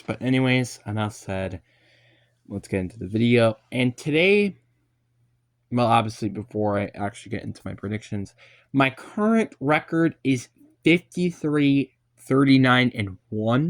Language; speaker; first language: English; native; English